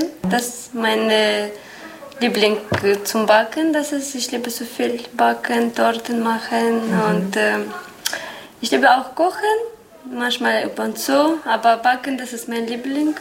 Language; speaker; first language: German; non-native, learner; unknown